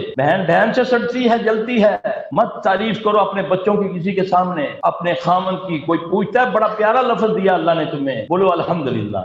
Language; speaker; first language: Urdu; non-native, local second language; Punjabi